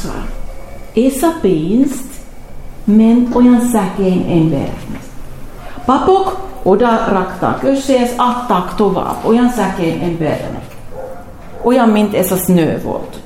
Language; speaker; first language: Hungarian; non-native, learner; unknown